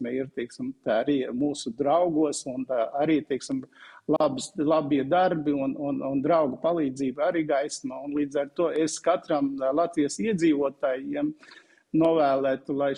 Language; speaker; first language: Latvian; non-native, fluent; Uzbek